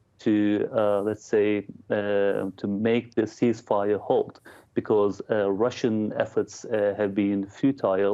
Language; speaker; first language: English; non-native, fluent; Turkish